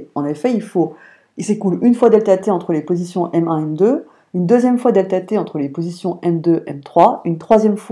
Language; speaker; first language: French; native; French